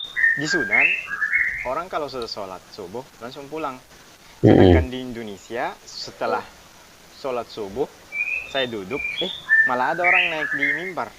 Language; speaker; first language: Indonesian; non-native, fluent; Arabic